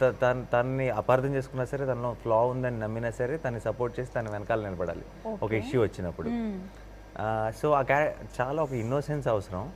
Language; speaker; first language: Telugu; native; Telugu